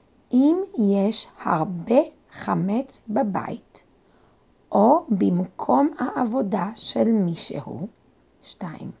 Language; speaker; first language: Hebrew; non-native, learner; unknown